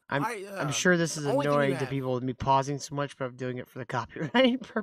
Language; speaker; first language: English; native; English